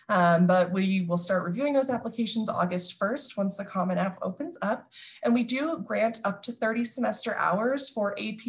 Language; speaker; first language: English; native; English